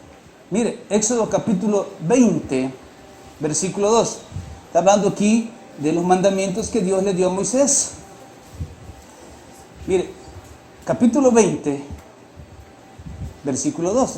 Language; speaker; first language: Spanish; native; Spanish